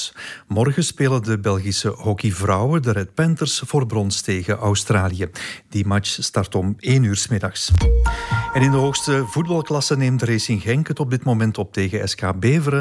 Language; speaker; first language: Dutch; native; Dutch